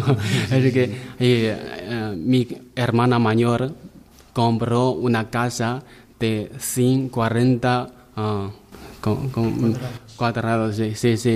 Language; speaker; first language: Spanish; non-native, learner; Chinese